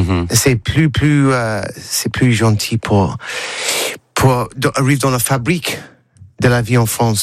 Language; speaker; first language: French; non-native, learner; English